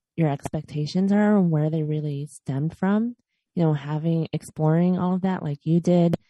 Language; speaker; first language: English; early bilingual, other home language; Filipino